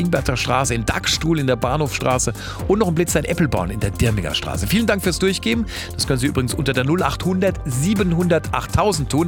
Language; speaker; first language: German; native; German